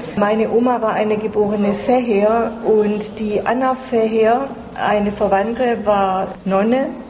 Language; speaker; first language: German; native; German